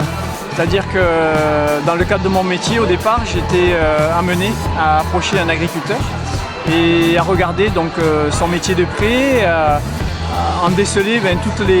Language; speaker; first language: French; native; French